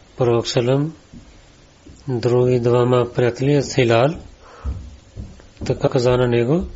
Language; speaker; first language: Bulgarian; non-native, learner; Urdu